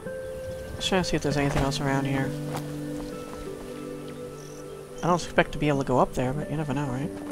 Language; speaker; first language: English; native; English